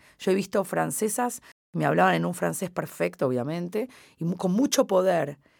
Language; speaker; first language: Spanish; native; Spanish